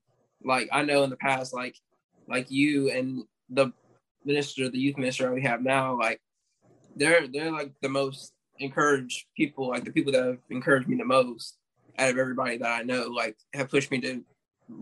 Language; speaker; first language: English; native; English